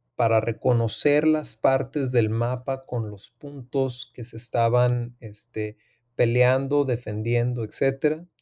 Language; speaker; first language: Spanish; native; Spanish